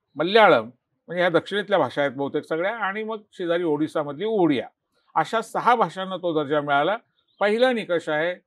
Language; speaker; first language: Marathi; native; Marathi